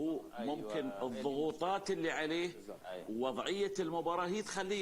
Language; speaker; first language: Arabic; native; Arabic